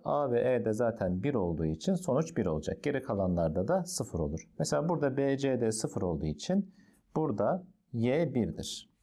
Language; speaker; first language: Turkish; native; Turkish